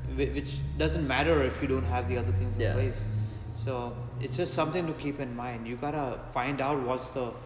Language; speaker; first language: English; non-native, local second language; Gujarati